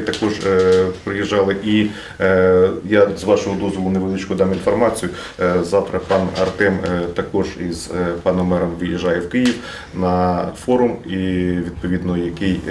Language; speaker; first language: Ukrainian; native; Ukrainian